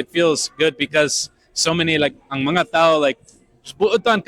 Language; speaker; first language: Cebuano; non-native, learner; English